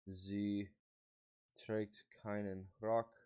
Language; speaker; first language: German; non-native, learner; English